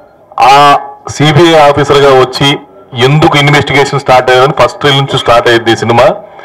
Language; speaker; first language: Telugu; native; Telugu